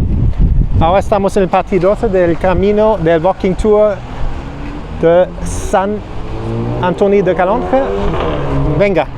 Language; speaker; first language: Spanish; non-native, learner; German